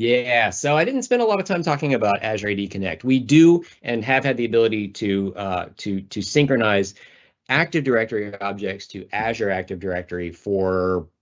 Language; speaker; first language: English; native; English